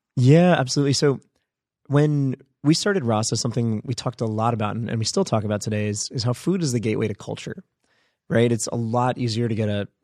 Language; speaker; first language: English; native; English